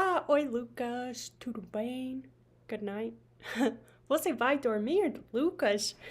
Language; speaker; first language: Portuguese; non-native, learner; English